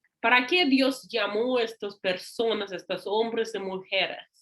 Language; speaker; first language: Spanish; non-native, learner; English